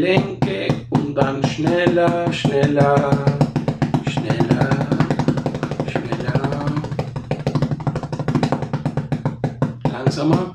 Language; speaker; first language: German; non-native, fluent; Spanish